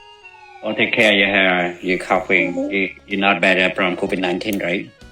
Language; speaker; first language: English; non-native, learner; Khmer